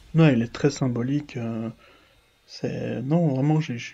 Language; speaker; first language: French; native; French